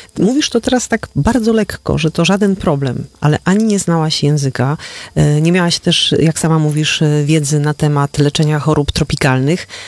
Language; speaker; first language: Polish; native; Polish